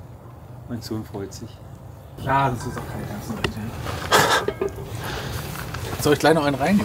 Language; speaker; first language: German; native; German